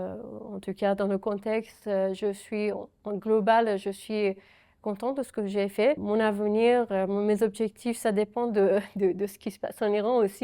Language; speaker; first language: French; non-native, fluent; Persian